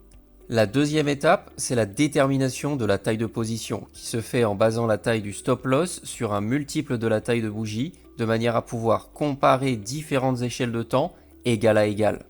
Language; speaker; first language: French; native; French